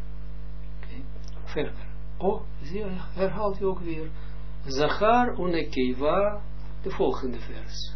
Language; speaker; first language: Dutch; non-native, fluent; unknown